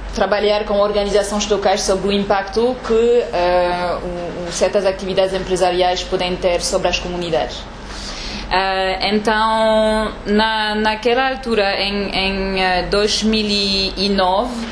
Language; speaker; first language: Portuguese; non-native, fluent; French